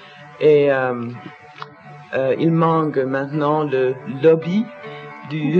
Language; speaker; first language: French; non-native, learner; Danish